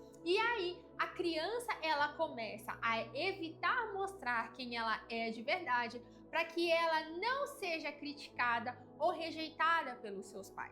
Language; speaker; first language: Portuguese; native; Portuguese